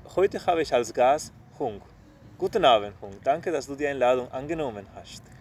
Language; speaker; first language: German; non-native, fluent; Spanish